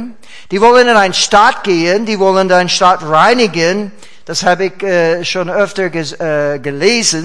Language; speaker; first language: German; non-native, fluent; English